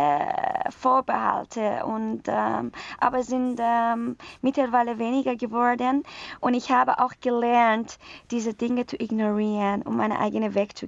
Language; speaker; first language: German; non-native, learner; Persian